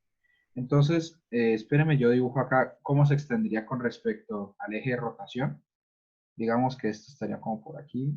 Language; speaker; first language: Spanish; native; Spanish